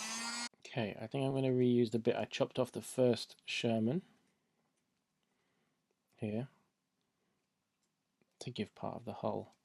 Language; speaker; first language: English; native; English